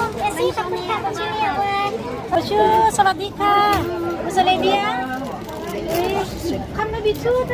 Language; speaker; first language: French; non-native, learner; Thai